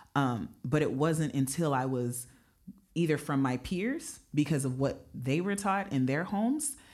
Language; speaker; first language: English; native; English